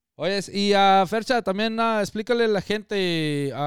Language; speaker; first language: Spanish; early bilingual, heritage; Spanish